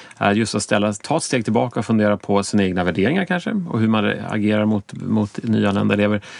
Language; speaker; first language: Swedish; native; Swedish